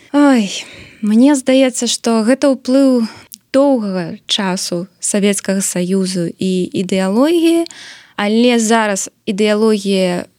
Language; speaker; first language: Belarusian; non-native, local second language; Russian